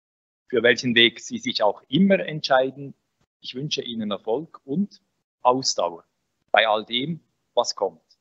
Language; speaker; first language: German; native; German